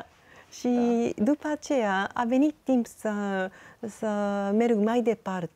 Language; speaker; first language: Romanian; non-native, fluent; Japanese